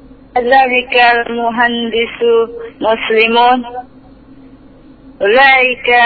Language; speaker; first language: Arabic; non-native, learner; Indonesian